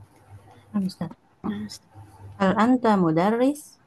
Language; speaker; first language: Arabic; non-native, learner; Indonesian